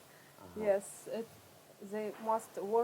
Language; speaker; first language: English; non-native, learner; Russian